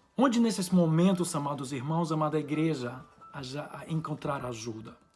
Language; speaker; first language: Portuguese; non-native, fluent; Ukrainian